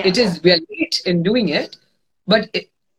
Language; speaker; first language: English; non-native, local second language; Gujarati